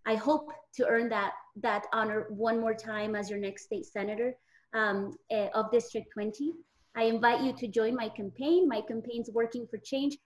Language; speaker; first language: English; native; English